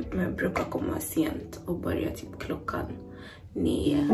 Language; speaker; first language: Swedish; non-native, fluent; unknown